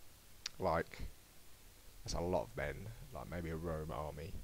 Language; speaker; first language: English; native; English